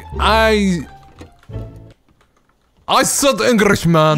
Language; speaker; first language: English; non-native, learner; Korean